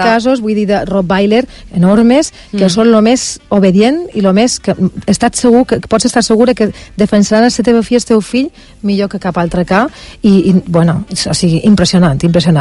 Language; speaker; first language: Catalan; native; Catalan